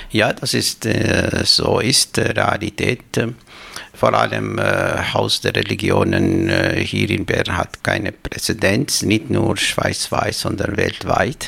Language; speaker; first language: German; non-native, fluent; Albanian